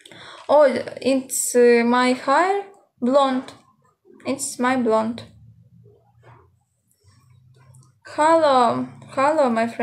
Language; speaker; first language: English; non-native, learner; Ukrainian